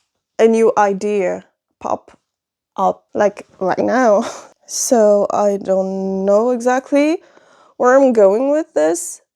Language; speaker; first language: English; non-native, fluent; French